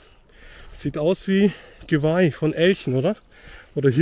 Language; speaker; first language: German; native; German